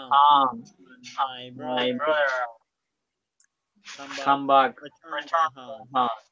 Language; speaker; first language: English; non-native, learner; Spanish